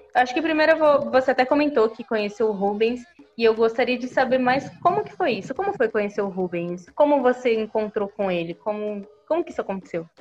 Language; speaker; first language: Portuguese; native; Portuguese